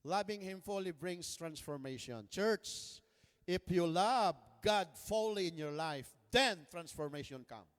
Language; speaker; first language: English; non-native, local second language; Filipino